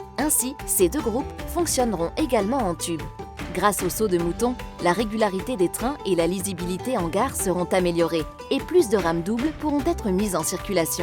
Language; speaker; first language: French; native; French